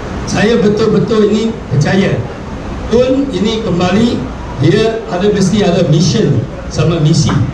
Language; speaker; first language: Malay; non-native, local second language; Chinese